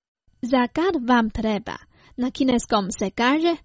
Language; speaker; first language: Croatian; non-native, fluent; Chinese